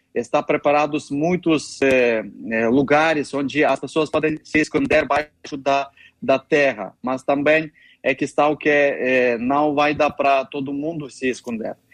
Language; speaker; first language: Portuguese; non-native, learner; Ukrainian